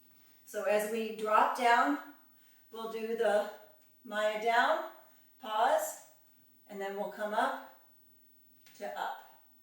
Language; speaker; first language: English; native; English